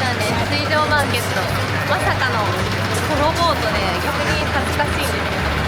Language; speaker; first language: Japanese; native; Japanese